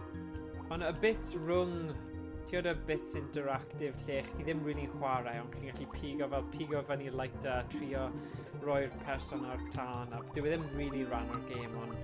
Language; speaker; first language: Welsh; native; Welsh